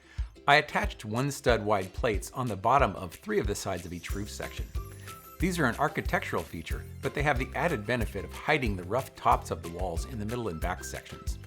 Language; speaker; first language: English; native; English